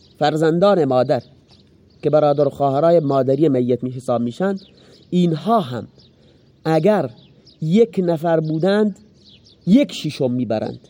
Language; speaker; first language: Persian; non-native, local second language; Baluchi